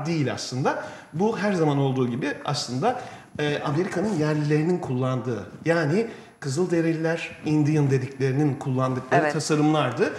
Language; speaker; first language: Turkish; native; Turkish